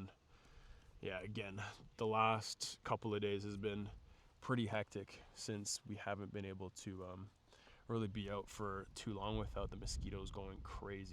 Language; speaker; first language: English; native; English